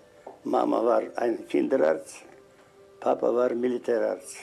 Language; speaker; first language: German; non-native, learner; Russian